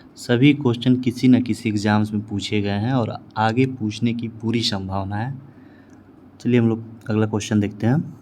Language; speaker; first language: Hindi; native; Hindi